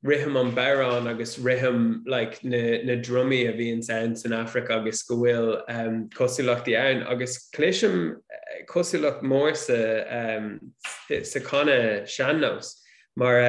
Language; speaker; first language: Irish; non-native, local second language; English